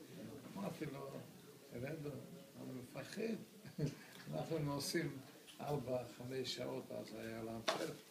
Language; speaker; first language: Hebrew; non-native, fluent; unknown